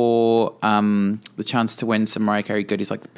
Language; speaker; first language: English; native; English